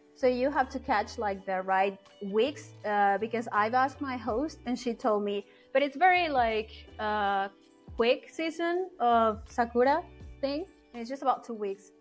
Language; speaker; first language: English; non-native, fluent; Spanish